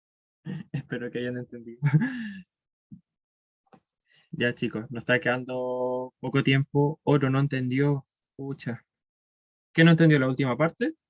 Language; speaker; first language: Spanish; native; Spanish